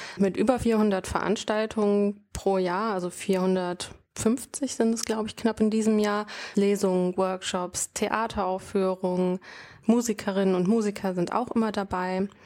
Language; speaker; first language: German; native; German